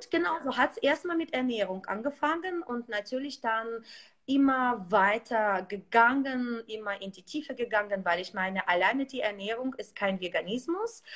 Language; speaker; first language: German; non-native, fluent; Russian